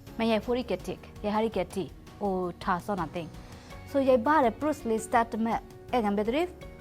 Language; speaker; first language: Norwegian; non-native, learner; Burmese